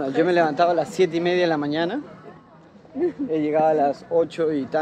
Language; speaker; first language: Spanish; native; Spanish